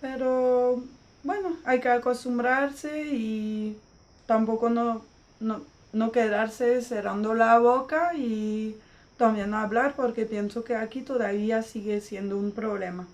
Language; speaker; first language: Spanish; non-native, fluent; French